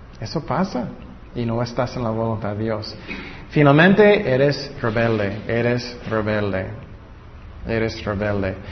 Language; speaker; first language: Spanish; non-native, fluent; English